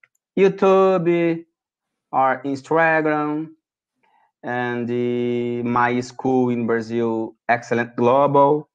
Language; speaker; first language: English; non-native, learner; Portuguese